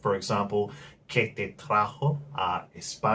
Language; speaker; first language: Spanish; non-native, learner; English